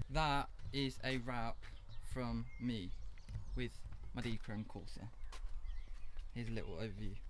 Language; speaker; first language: English; native; English